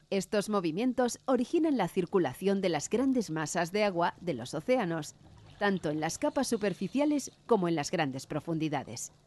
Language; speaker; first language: Spanish; native; Spanish